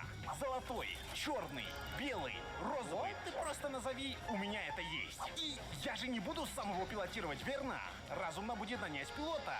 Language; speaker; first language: Russian; native; Russian